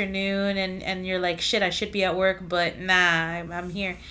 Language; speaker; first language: English; early bilingual, other home language; Spanish